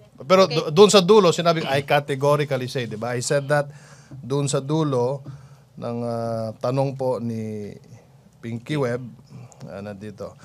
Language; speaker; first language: Filipino; non-native, local second language; Cebuano